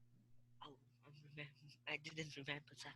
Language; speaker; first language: English; non-native, learner; Vietnamese